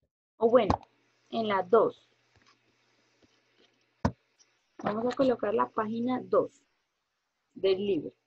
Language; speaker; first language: Spanish; native; Spanish